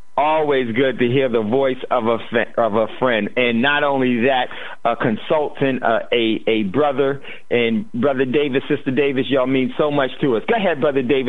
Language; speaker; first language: English; native; English